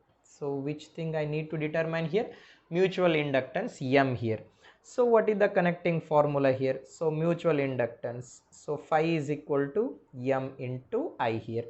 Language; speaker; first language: English; non-native, local second language; Kannada